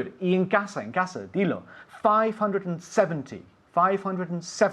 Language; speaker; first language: Spanish; non-native, fluent; English